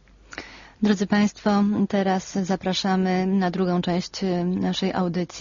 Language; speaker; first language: Polish; native; Polish